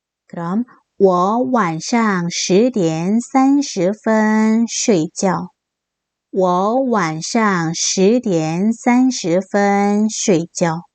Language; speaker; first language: Chinese; non-native, fluent; Korean